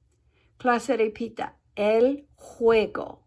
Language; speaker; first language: Spanish; non-native, fluent; English